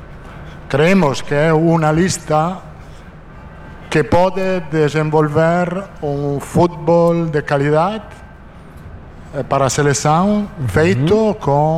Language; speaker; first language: Portuguese; non-native, fluent; Italian